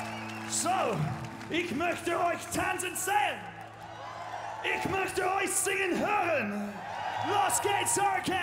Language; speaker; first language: German; non-native, learner; English